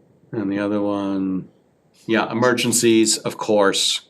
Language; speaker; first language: English; native; English